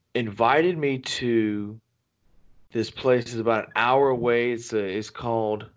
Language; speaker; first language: English; native; English